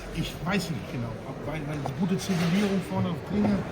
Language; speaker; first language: German; non-native, learner; Polish